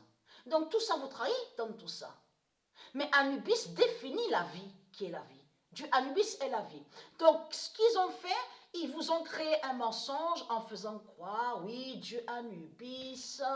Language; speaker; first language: French; native; French